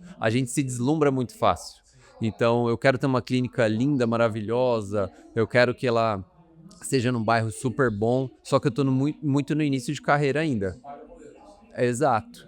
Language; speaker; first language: Portuguese; native; Portuguese